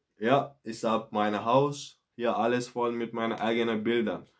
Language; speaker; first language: German; non-native, learner; Mandingo